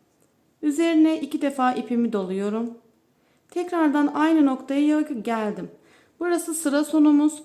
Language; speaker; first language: Turkish; native; Turkish